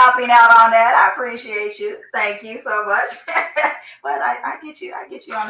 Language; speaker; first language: English; native; English